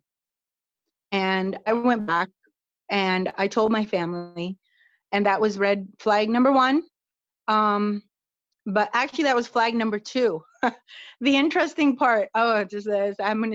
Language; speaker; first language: English; native; English